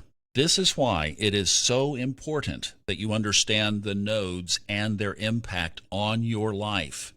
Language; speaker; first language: English; native; English